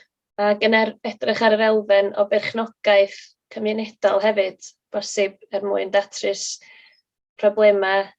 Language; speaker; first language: Welsh; native; Welsh